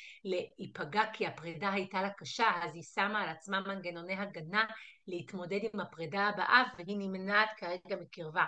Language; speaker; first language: Hebrew; native; Hebrew